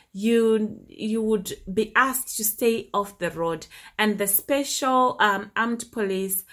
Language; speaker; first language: English; non-native, local second language; Shona